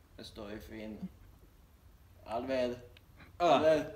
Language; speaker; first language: Spanish; non-native, learner; Swedish